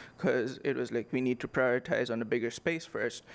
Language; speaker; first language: English; non-native, local second language; Urdu